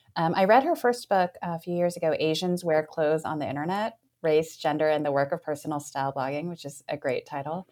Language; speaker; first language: English; native; English